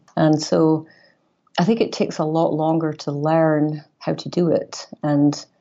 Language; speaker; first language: English; native; English